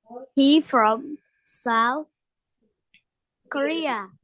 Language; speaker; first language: English; non-native, learner; Vietnamese